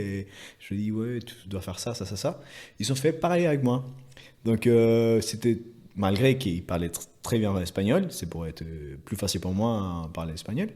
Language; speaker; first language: French; non-native, fluent; Spanish